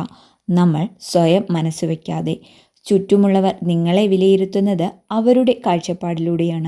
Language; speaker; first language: Malayalam; native; Malayalam